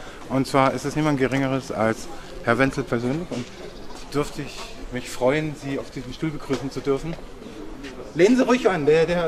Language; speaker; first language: German; native; German